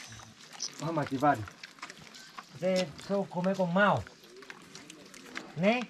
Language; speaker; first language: Portuguese; non-native, learner; Vietnamese